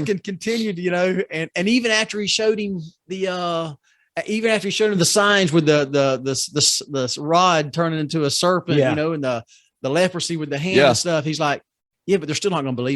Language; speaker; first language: English; native; English